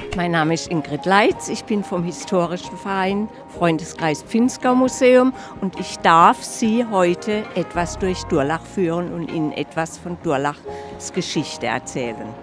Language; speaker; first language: German; native; German